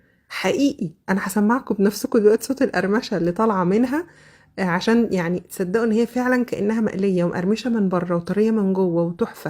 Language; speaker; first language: Arabic; native; Arabic